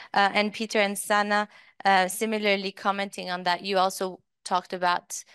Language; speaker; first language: English; early bilingual, other home language; Persian